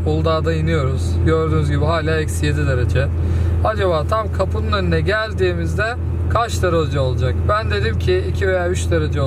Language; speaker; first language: Turkish; native; Turkish